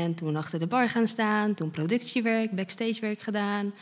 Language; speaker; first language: Dutch; non-native, fluent; Polish